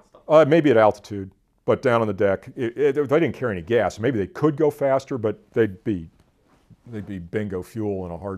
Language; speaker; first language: English; native; English